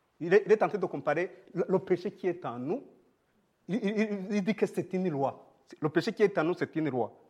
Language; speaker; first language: French; non-native, local second language; Rundi